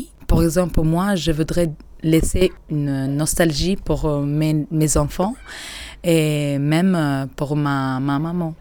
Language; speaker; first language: French; non-native, learner; Albanian